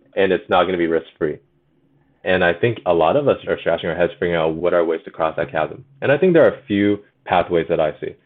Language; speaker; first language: English; early bilingual, other home language; Chinese